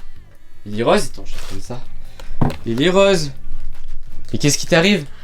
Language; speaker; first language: French; native; French